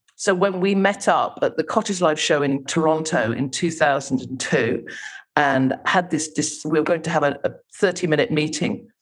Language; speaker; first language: English; native; English